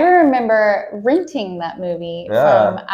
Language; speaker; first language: English; native; English